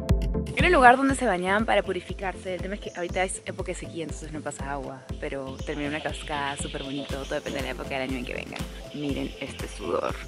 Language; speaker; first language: Spanish; native; Spanish